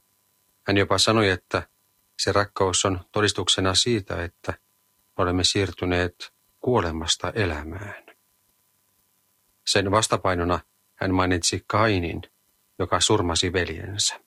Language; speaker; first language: Finnish; native; Finnish